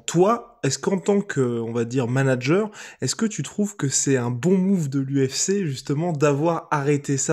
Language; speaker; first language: French; native; French